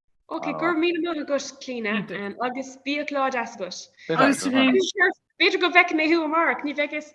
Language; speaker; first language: Irish; non-native, local second language; English